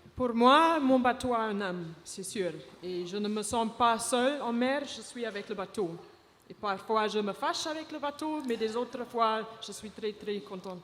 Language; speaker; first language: French; non-native, fluent; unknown